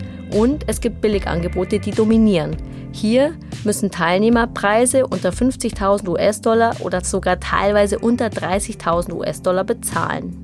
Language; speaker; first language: German; native; German